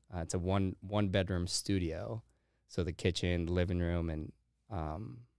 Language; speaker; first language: English; early bilingual, heritage; Spanish